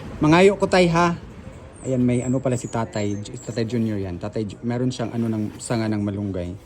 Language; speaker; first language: Filipino; non-native, local second language; Cebuano